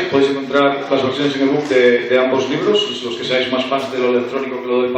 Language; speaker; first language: Spanish; native; Spanish